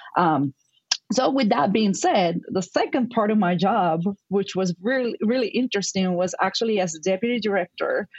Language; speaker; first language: English; non-native, fluent; Spanish